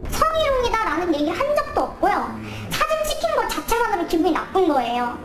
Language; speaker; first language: Korean; native; Korean